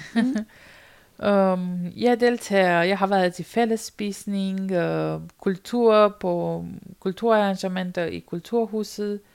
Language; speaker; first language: Danish; non-native, fluent; Romanian